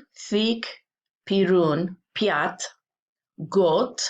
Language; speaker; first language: Albanian; non-native, learner; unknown